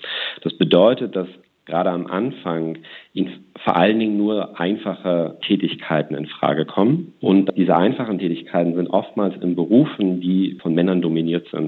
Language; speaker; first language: German; native; German